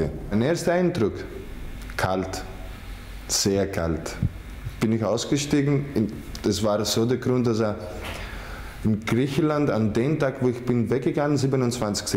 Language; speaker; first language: German; non-native, fluent; Greek